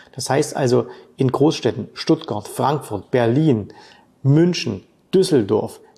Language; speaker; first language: German; native; German